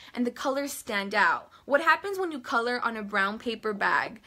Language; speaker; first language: English; native; English